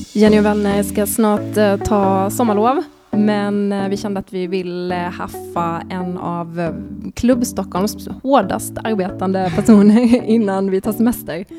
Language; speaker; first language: Swedish; native; Swedish